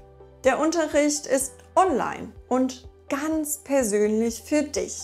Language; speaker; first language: German; non-native, fluent; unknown